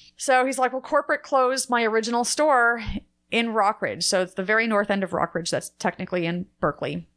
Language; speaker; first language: English; native; English